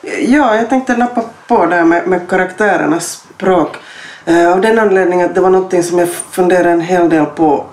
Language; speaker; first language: Swedish; native; Swedish